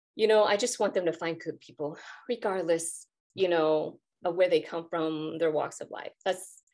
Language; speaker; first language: English; native; English